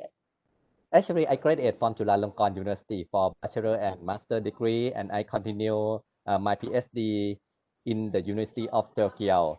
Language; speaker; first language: English; non-native, learner; Thai